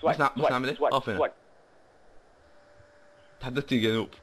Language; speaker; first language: Arabic; native; Arabic